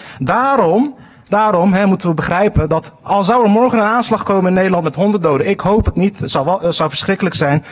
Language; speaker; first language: Dutch; early bilingual, other home language; Turkish